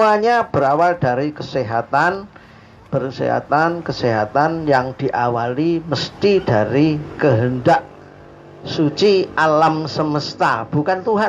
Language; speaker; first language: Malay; non-native, local second language; Javanese